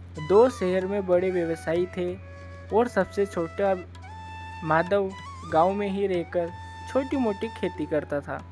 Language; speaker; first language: Hindi; native; Hindi